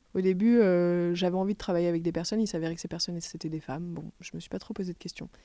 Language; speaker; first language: French; native; French